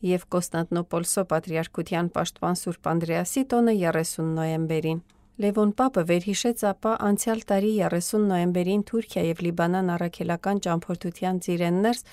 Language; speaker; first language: Armenian; native; Armenian